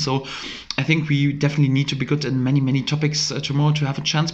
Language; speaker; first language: English; non-native, fluent; German